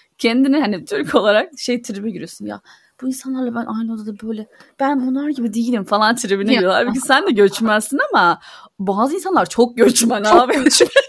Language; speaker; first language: Turkish; native; Turkish